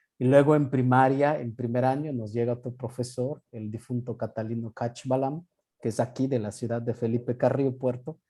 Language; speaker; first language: Spanish; non-native, local second language; Yucateco